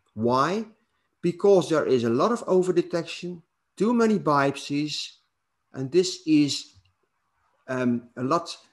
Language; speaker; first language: English; non-native, fluent; Dutch